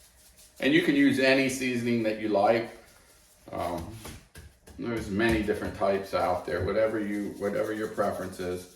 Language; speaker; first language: English; native; English